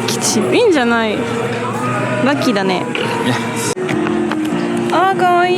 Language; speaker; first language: Japanese; non-native, fluent; French